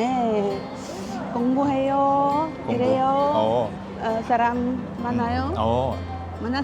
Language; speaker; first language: Korean; non-native, learner; Dutch